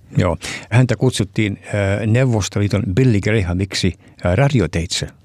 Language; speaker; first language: Finnish; early bilingual, heritage; Finnish